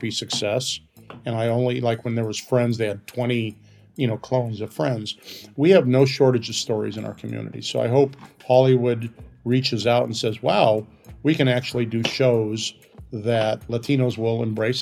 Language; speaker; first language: English; native; English